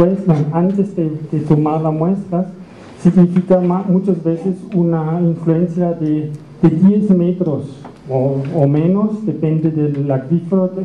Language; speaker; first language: Spanish; non-native, fluent; German